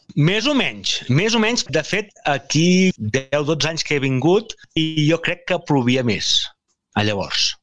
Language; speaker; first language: Catalan; native; Catalan